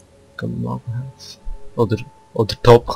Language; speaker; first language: German; native; German